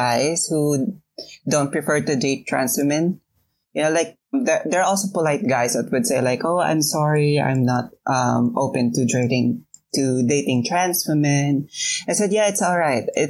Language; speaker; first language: English; non-native, local second language; Filipino